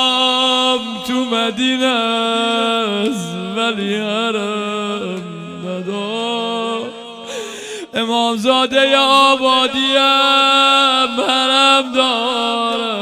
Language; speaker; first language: Persian; native; Persian